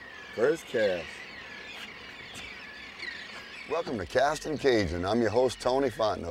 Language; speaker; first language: English; native; English